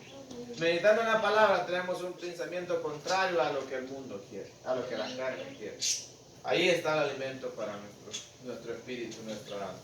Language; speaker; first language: Spanish; native; Spanish